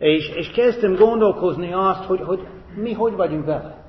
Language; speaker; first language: Hungarian; non-native, fluent; English